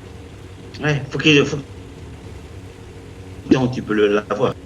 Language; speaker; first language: French; native; French